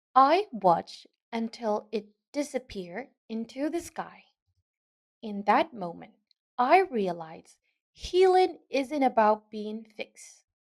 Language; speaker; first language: English; non-native, fluent; Burmese